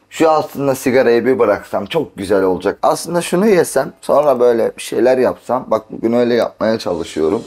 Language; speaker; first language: Turkish; native; Turkish